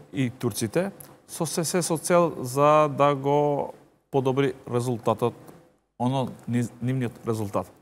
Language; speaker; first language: Macedonian; non-native, local second language; Albanian